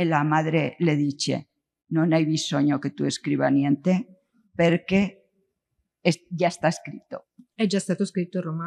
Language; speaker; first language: Italian; non-native, learner; Spanish